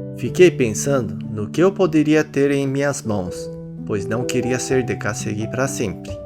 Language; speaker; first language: Portuguese; early bilingual, other home language; Japanese